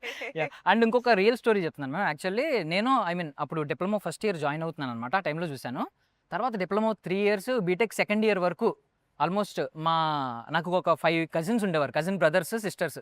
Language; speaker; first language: Telugu; native; Telugu